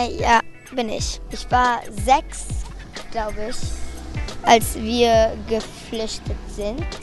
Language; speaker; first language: German; early bilingual, other home language; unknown